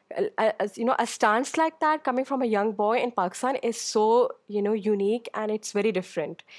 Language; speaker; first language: English; non-native, local second language; Urdu